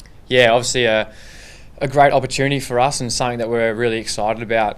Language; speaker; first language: English; native; English